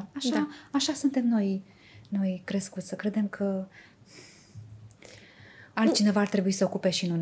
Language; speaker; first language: Romanian; native; Romanian